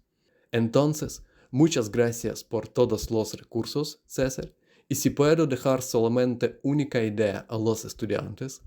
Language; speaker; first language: Spanish; non-native, learner; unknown